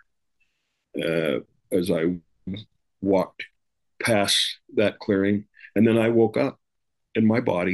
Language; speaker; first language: English; native; English